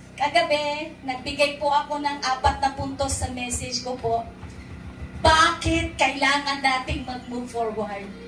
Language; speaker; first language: Filipino; non-native, local second language; Cebuano